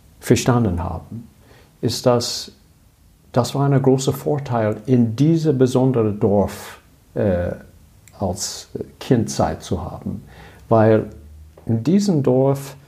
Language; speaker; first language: German; non-native, learner; English